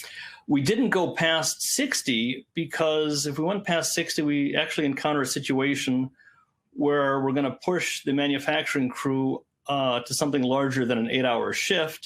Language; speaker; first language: English; native; English